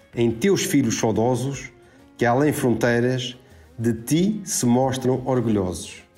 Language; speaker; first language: Portuguese; native; Portuguese